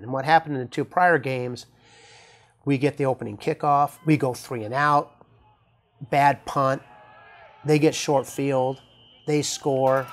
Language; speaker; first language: English; native; English